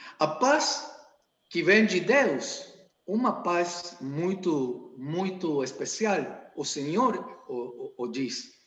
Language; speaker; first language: Portuguese; non-native, learner; Spanish